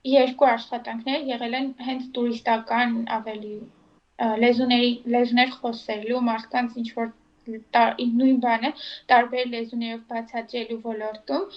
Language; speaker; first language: Armenian; native; Armenian